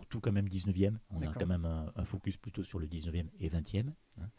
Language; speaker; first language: French; native; French